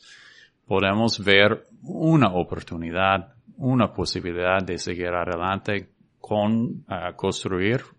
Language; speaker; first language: Spanish; non-native, fluent; English